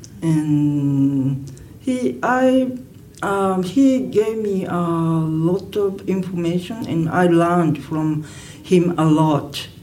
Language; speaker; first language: English; non-native, learner; Japanese